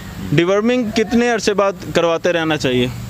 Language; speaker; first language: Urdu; non-native, local second language; Punjabi